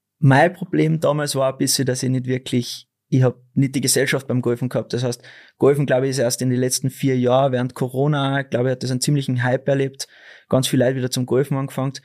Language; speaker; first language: German; early bilingual, other home language; Dutch